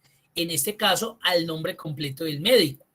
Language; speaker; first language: Spanish; native; Spanish